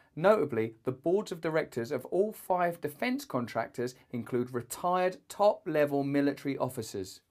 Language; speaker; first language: English; native; English